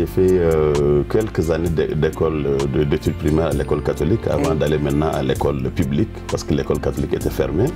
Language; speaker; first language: French; non-native, local second language; Wolof